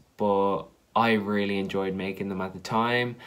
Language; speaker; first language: English; native; English